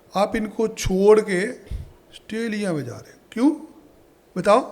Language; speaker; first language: Hindi; non-native, local second language; Punjabi